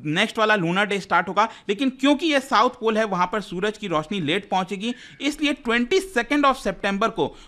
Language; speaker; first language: Hindi; native; Hindi